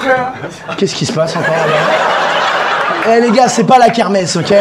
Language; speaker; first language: French; native; French